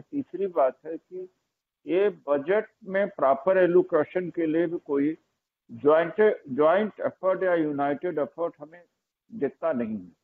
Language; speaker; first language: Hindi; native; Hindi